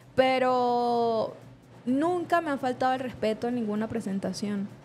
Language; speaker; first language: Spanish; native; Spanish